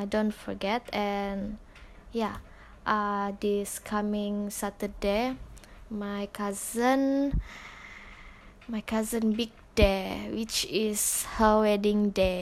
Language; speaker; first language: English; non-native, local second language; Malay